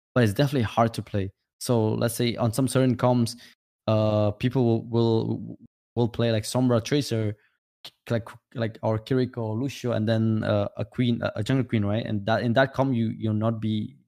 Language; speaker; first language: English; non-native, fluent; Vietnamese